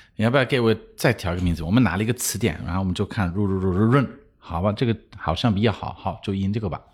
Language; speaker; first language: Chinese; non-native, fluent; English